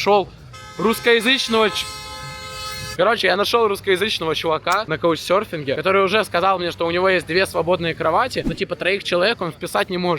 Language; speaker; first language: Russian; native; Russian